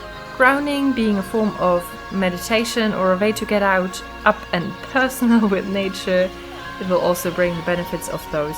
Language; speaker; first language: English; non-native, fluent; German